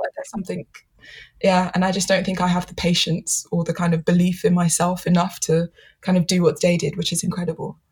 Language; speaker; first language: English; native; English